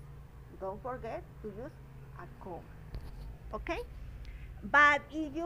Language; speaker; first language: English; non-native, learner; Spanish